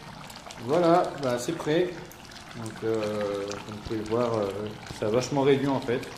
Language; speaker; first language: French; native; French